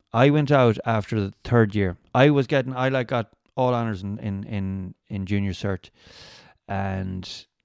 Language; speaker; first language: English; native; English